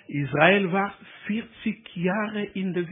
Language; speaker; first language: German; non-native, learner; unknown